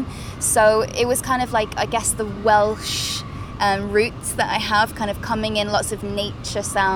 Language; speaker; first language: English; native; English